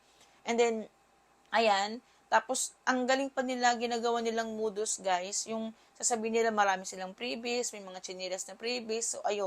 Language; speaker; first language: Filipino; native; Filipino